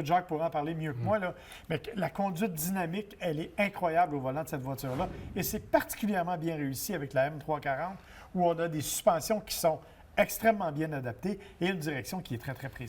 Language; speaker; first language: French; native; French